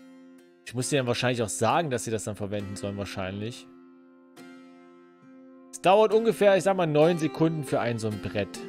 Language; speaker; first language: German; native; German